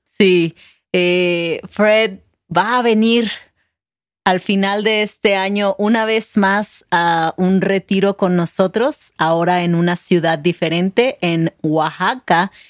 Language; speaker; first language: Spanish; native; Spanish